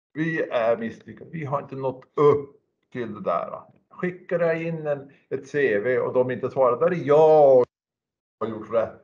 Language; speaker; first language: Swedish; native; Swedish